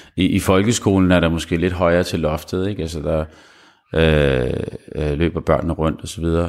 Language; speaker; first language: Danish; early bilingual, other home language; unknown